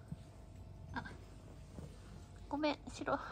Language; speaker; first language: Japanese; native; Japanese